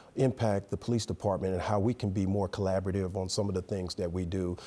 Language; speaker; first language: English; native; English